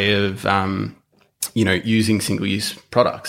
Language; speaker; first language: English; native; English